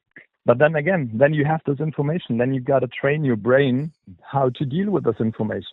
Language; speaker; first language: English; non-native, fluent; German